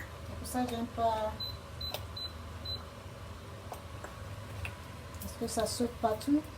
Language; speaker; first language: French; non-native, learner; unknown